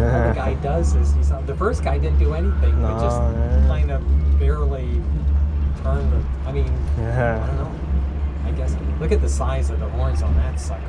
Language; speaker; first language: English; native; English